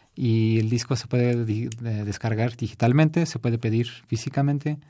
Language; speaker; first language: Spanish; early bilingual, heritage; Spanish